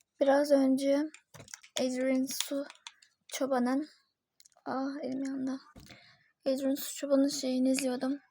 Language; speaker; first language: Turkish; native; Turkish